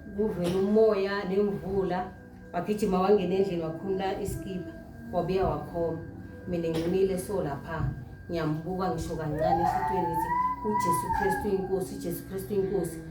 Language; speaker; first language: Zulu; non-native, local second language; South Ndebele